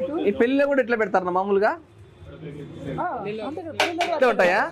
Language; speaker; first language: Telugu; native; Telugu